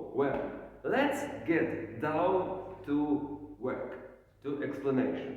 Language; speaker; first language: English; non-native, fluent; Ukrainian